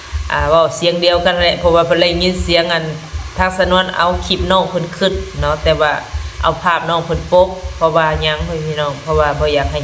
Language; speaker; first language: Thai; non-native, local second language; Lao